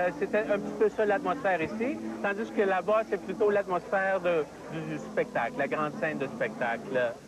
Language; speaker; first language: French; native; French